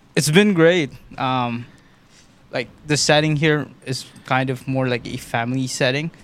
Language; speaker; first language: English; non-native, local second language; Filipino